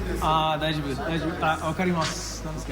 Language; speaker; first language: Japanese; non-native, learner; English